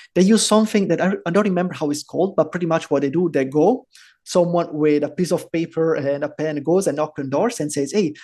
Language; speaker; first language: English; non-native, fluent; Italian